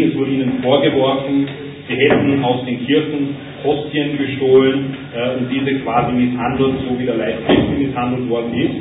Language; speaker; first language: German; native; German